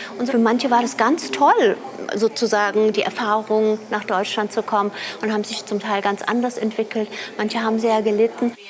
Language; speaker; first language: German; early bilingual, other home language; Turkish